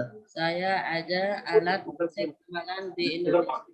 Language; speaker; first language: Indonesian; non-native, learner; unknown